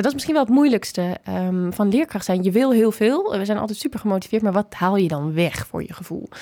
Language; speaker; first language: Dutch; native; Dutch